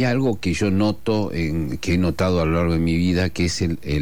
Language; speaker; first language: Spanish; non-native, local second language; Asturian